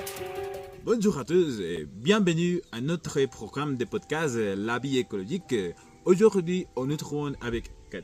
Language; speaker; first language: French; non-native, learner; Spanish